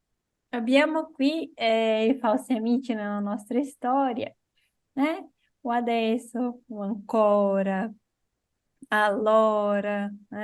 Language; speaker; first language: Italian; non-native, fluent; Portuguese